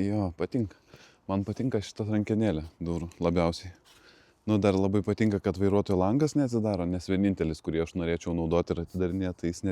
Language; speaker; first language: Lithuanian; native; Lithuanian